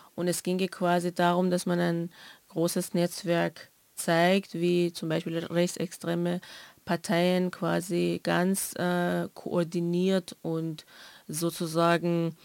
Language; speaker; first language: German; non-native, fluent; Persian